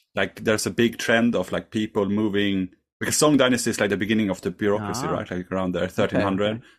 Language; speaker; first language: English; non-native, fluent; Swedish